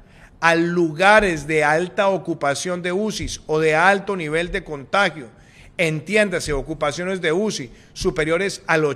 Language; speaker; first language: Spanish; native; Spanish